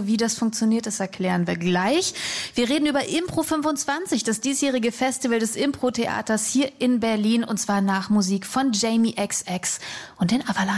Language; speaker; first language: German; native; German